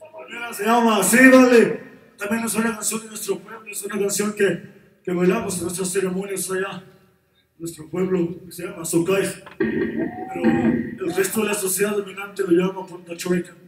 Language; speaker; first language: Spanish; non-native, local second language; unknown